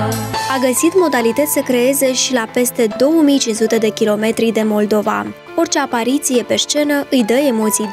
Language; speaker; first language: Romanian; native; Romanian